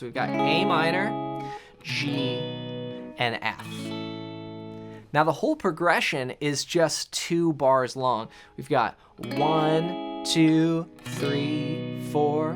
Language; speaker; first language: English; native; English